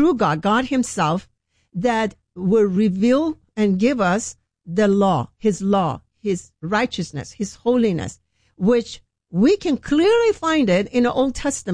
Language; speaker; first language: English; non-native, fluent; Persian